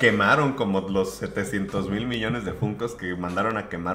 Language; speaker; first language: Spanish; native; Spanish